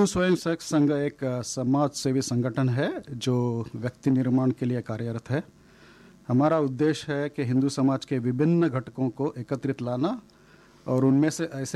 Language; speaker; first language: Hindi; non-native, local second language; Marathi